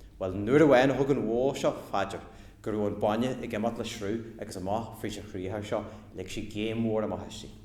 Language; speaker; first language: Irish; native; Irish